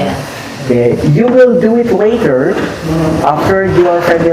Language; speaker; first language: English; non-native, fluent; Indonesian